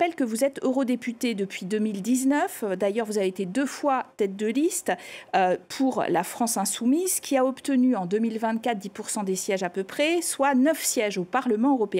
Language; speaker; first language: French; native; French